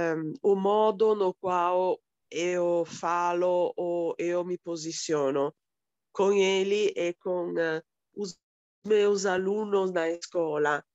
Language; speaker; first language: Portuguese; non-native, fluent; Italian